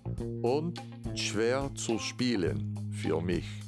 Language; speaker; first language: German; non-native, learner; Spanish